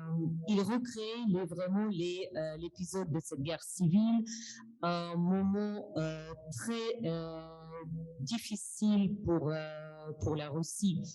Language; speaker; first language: French; non-native, fluent; Russian